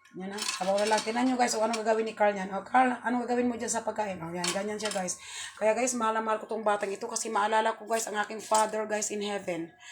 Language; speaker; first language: Filipino; non-native, local second language; Cebuano